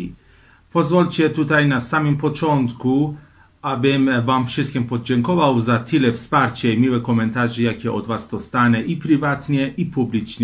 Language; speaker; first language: Polish; non-native, fluent; Persian